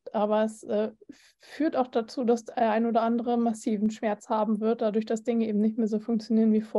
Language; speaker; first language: German; native; German